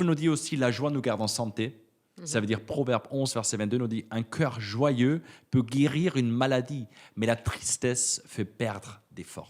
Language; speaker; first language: French; native; French